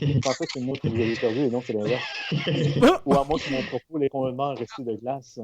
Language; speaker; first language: French; native; French